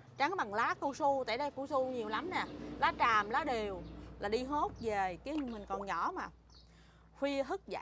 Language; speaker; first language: Vietnamese; native; Vietnamese